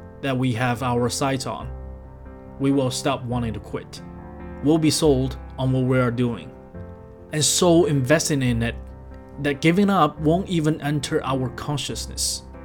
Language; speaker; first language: English; non-native, fluent; Chinese